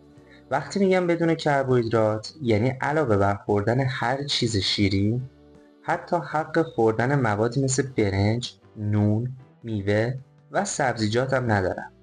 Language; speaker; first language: Persian; native; Persian